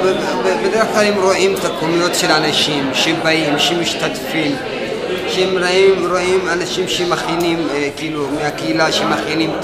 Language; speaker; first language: Hebrew; non-native, fluent; Tigrinya